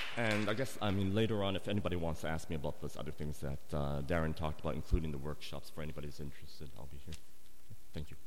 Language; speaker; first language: English; native; English